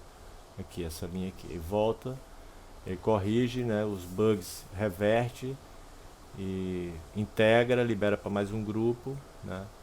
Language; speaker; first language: Portuguese; native; Portuguese